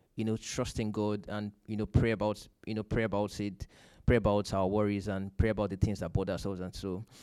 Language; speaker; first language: English; non-native, local second language; Yoruba